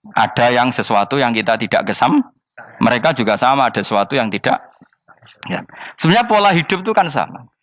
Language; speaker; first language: Malay; non-native, local second language; Javanese